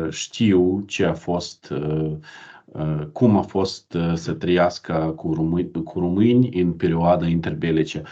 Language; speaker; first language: Romanian; non-native, learner; Ukrainian